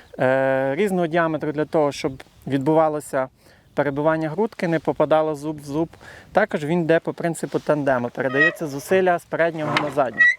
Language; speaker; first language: Ukrainian; native; Ukrainian